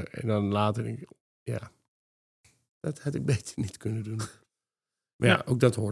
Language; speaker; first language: Dutch; native; Dutch